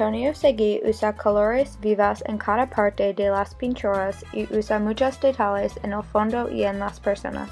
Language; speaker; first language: Spanish; non-native, learner; English